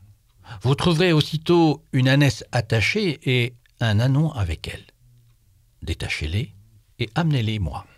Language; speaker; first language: French; native; French